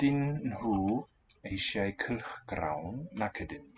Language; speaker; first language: Welsh; non-native, learner; English